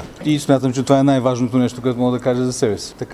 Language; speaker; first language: Bulgarian; native; Bulgarian